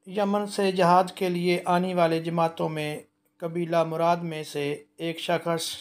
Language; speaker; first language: Urdu; non-native, local second language; Punjabi